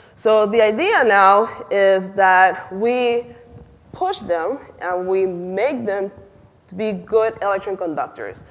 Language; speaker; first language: English; non-native, fluent; Spanish